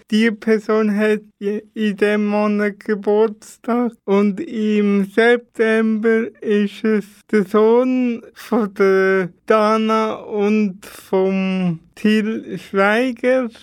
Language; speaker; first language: German; non-native, learner; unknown